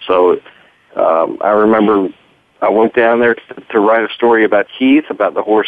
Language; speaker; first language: English; native; English